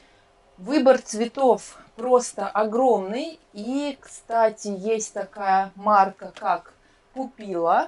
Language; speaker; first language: Russian; native; Russian